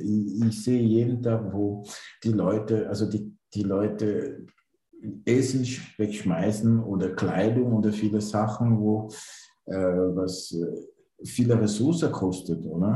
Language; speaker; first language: German; non-native, learner; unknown